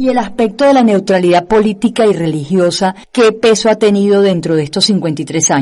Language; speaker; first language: Spanish; native; Spanish